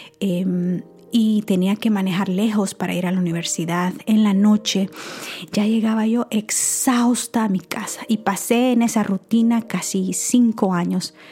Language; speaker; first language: Spanish; native; Spanish